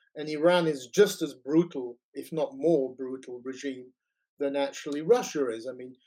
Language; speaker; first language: English; native; English